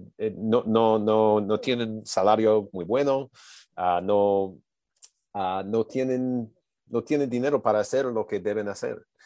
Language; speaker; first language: Spanish; non-native, learner; English